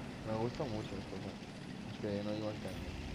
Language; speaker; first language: Spanish; native; Spanish